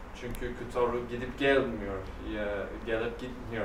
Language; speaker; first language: Turkish; non-native, fluent; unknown